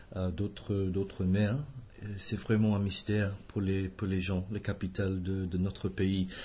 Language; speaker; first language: French; non-native, fluent; English